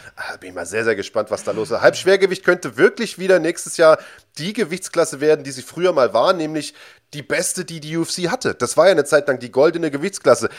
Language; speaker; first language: German; native; German